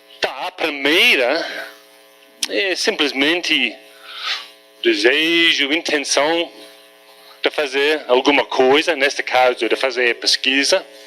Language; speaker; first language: Portuguese; non-native, fluent; English